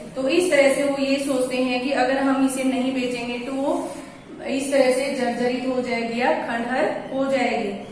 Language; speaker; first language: Hindi; non-native, local second language; Gujarati